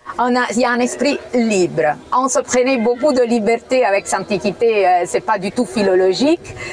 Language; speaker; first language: French; non-native, fluent; Italian